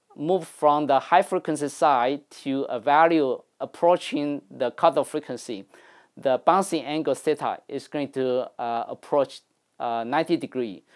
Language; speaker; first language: English; non-native, fluent; Chinese